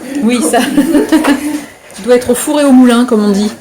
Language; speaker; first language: French; native; French